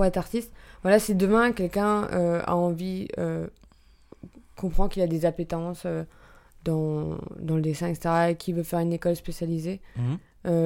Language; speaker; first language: French; native; French